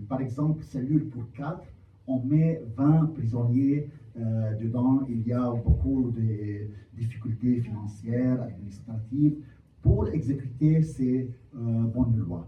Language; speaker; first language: French; non-native, local second language; Arabic